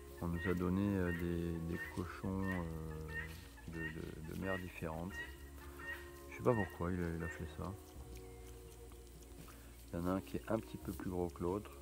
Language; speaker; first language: French; native; French